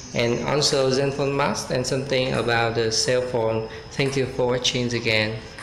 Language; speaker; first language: English; non-native, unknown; Vietnamese